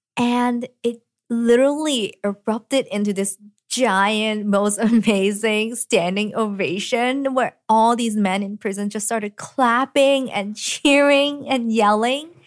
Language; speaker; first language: English; early bilingual, other home language; Cantonese